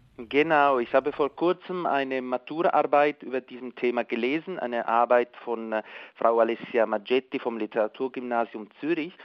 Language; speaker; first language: German; non-native, local second language; Italian